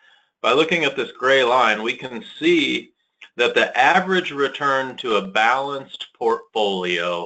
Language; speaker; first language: English; native; English